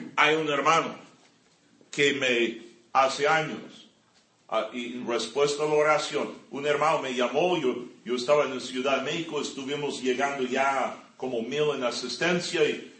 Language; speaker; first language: Spanish; non-native, fluent; English